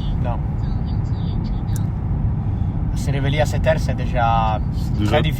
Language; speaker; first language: French; non-native, fluent; Italian